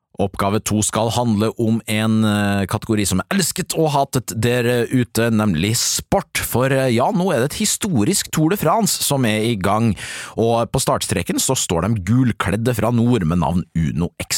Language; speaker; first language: Norwegian; native; Norwegian